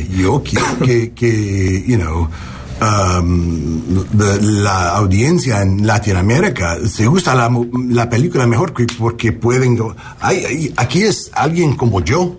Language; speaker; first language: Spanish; early bilingual, heritage; English